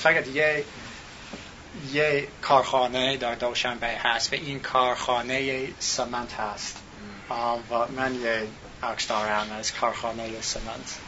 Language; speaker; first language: Tajik; non-native, learner; English